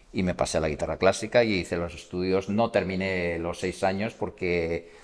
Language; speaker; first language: Spanish; native; Spanish